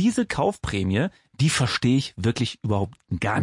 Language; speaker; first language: German; native; German